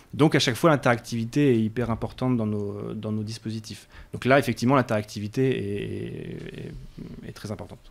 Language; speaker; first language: French; native; French